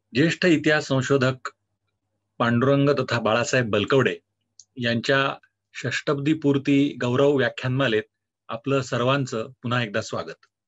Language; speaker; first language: Marathi; native; Marathi